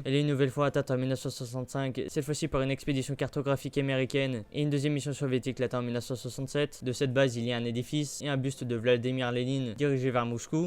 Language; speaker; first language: French; native; French